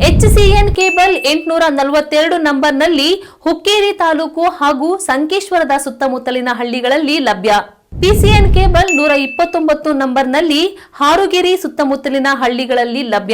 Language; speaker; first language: Kannada; native; Kannada